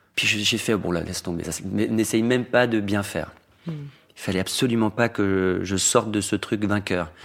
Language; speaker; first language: French; native; French